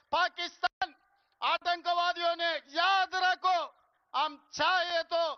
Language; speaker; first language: Hindi; non-native, local second language; Telugu